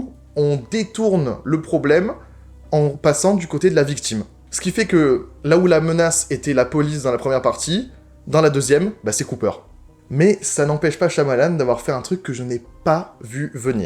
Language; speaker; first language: French; native; French